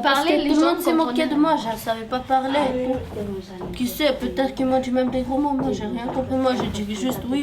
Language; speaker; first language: French; early bilingual, other home language; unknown